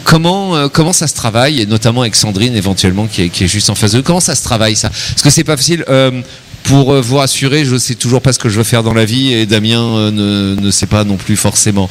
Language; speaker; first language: French; native; French